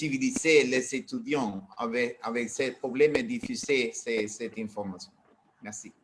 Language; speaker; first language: French; non-native, learner; Spanish